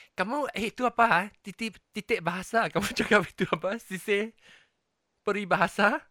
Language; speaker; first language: Malay; non-native, local second language; Chinese